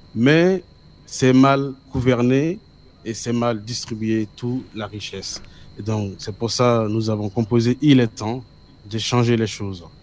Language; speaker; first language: French; non-native, local second language; Mossi